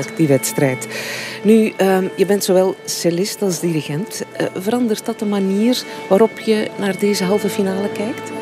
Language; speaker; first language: Dutch; native; Dutch